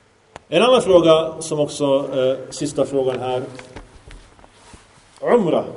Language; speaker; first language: Swedish; early bilingual, other home language; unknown